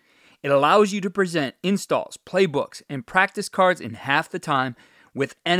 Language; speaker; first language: English; native; English